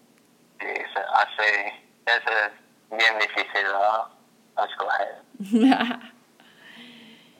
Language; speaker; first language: Spanish; non-native, fluent; English